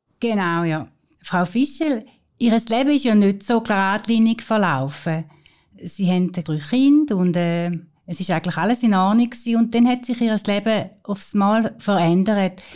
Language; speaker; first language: German; native; German